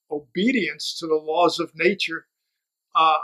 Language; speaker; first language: English; native; English